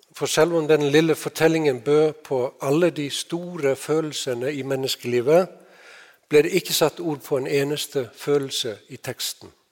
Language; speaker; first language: Norwegian; non-native, fluent; Icelandic